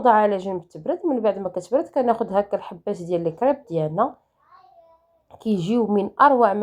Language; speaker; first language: Arabic; native; Arabic